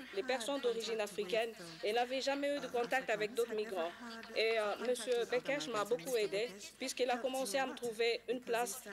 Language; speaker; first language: French; non-native, local second language; Swahili